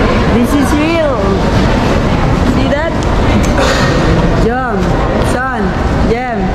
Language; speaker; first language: English; non-native, local second language; Filipino